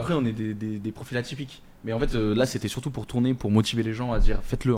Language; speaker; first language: French; native; French